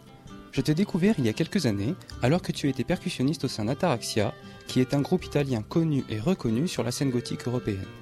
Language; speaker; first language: French; native; French